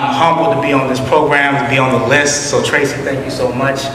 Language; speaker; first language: English; native; English